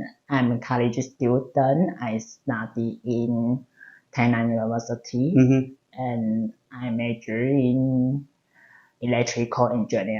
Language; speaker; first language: English; non-native, learner; Chinese